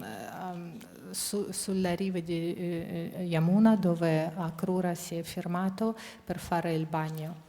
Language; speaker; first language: Italian; non-native, fluent; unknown